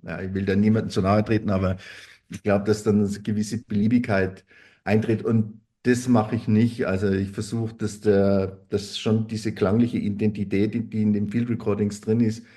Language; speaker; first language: German; native; German